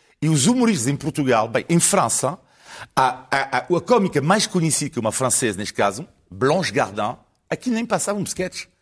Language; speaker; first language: Portuguese; non-native, fluent; French